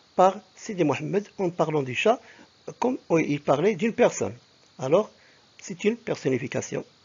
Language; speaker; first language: French; non-native, local second language; Arabic